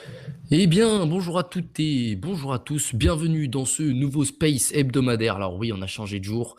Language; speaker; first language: French; native; French